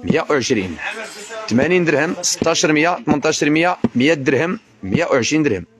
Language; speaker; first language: Arabic; native; Arabic